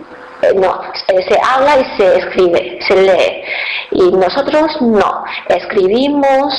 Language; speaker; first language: Spanish; non-native, fluent; Chinese